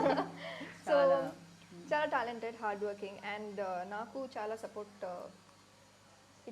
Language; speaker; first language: Telugu; non-native, learner; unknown